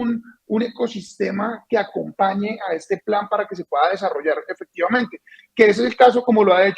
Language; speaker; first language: Spanish; native; Spanish